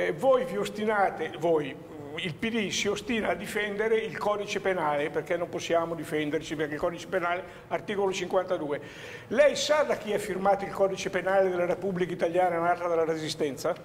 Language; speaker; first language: Italian; native; Italian